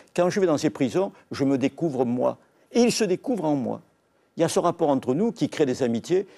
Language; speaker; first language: French; native; French